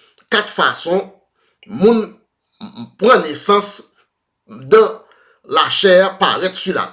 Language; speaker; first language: French; non-native, local second language; Haitian Creole